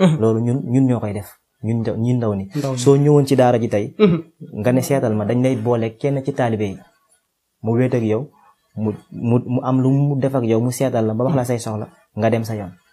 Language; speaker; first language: Wolof; non-native, local second language; Fula